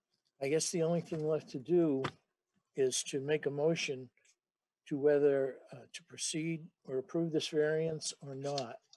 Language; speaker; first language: English; native; English